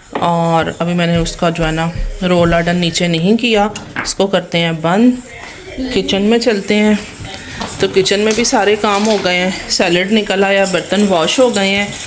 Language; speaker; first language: Urdu; non-native, local second language; Punjabi